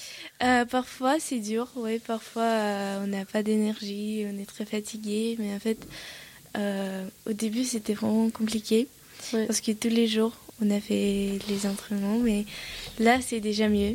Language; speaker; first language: French; non-native, learner; Russian